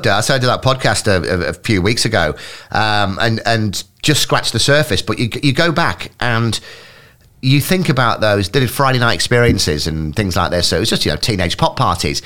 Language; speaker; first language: English; native; English